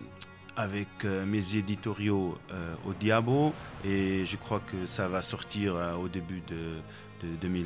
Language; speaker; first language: French; non-native, fluent; Portuguese